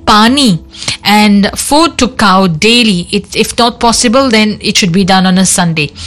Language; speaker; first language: English; non-native, local second language; Morisyen